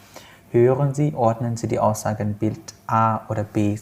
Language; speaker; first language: German; non-native, fluent; Indonesian